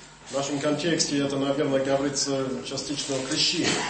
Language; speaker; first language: Russian; non-native, fluent; English